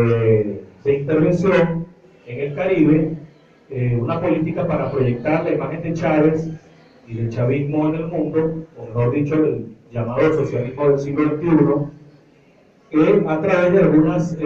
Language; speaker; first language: Spanish; native; Spanish